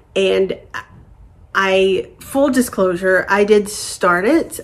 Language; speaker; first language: English; native; English